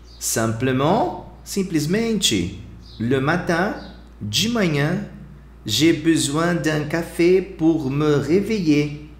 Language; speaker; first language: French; non-native, fluent; Portuguese